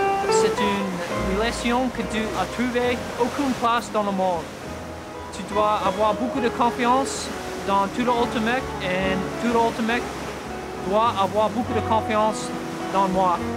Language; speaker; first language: French; non-native, learner; English